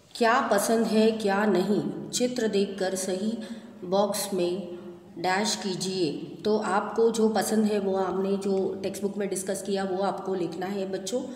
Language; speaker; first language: Hindi; non-native, local second language; Gujarati